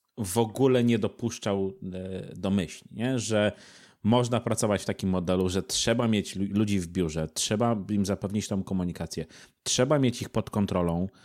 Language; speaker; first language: Polish; native; Polish